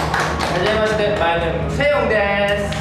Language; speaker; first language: Japanese; non-native, learner; Korean